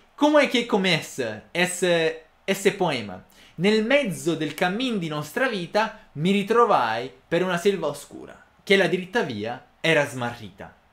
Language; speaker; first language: Portuguese; non-native, fluent; Italian